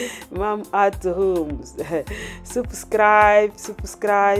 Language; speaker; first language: English; non-native, learner; Lingala